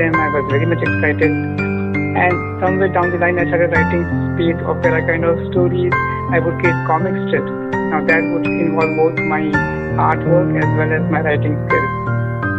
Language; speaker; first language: English; non-native, local second language; Odia